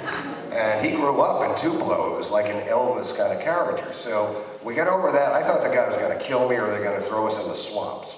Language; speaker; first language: English; native; English